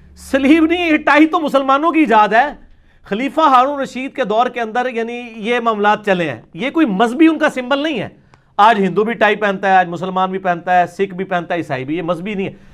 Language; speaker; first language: Urdu; non-native, local second language; Punjabi